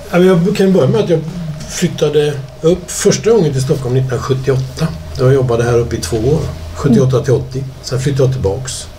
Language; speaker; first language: Swedish; native; Swedish